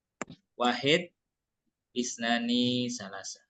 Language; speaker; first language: Arabic; non-native, fluent; Indonesian